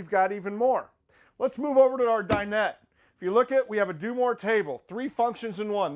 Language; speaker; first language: English; native; English